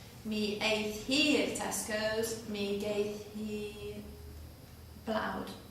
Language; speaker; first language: Welsh; non-native, learner; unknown